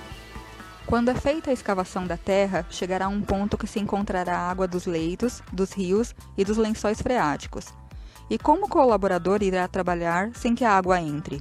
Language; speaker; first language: Portuguese; native; Portuguese